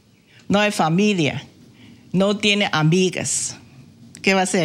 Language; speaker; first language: Spanish; non-native, learner; Cantonese